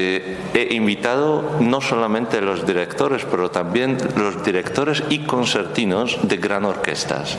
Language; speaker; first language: Spanish; non-native, learner; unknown